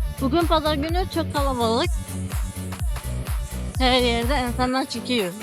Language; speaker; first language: Turkish; non-native, learner; Arabic